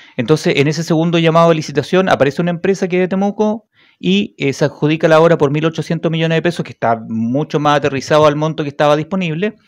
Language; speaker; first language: Spanish; native; Spanish